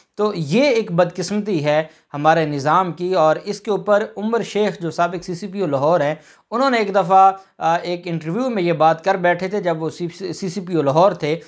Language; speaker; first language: Urdu; non-native, local second language; Punjabi